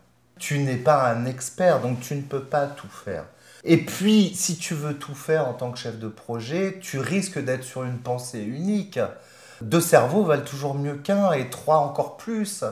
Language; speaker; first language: French; native; French